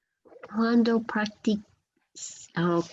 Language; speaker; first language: Spanish; non-native, learner; English